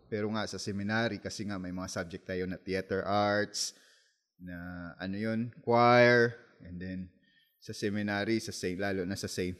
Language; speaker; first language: Filipino; non-native, local second language; Masbatenyo